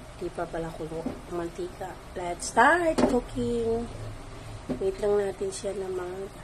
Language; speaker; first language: Filipino; non-native, local second language; Cebuano